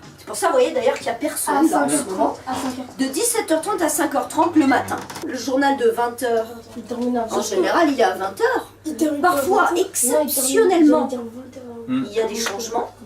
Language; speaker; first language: French; native; French